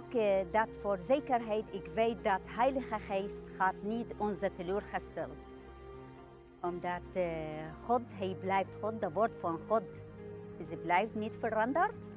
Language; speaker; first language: Dutch; non-native, learner; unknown